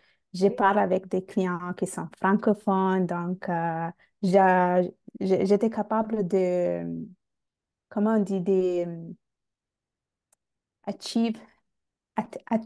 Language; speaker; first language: French; non-native, fluent; Bangla